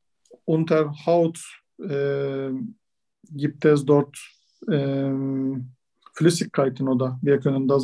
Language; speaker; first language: German; non-native, learner; Turkish